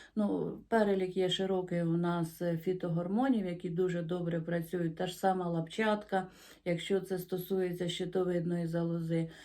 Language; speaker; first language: Ukrainian; non-native, local second language; Russian